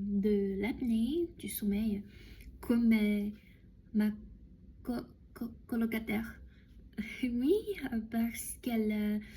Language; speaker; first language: French; non-native, learner; Chinese